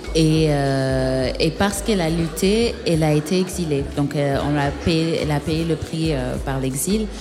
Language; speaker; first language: French; native; French